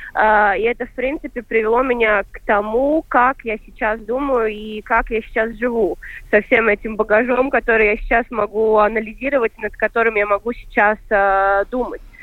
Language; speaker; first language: Russian; native; Russian